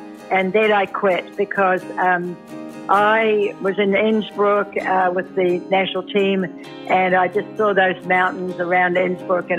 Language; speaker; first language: English; native; English